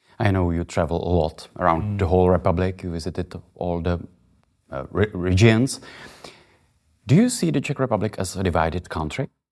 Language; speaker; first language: English; non-native, fluent; Czech